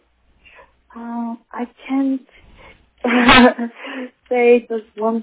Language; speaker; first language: English; non-native, learner; Korean